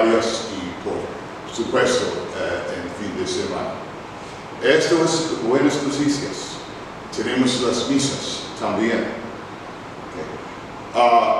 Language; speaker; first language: Spanish; non-native, learner; English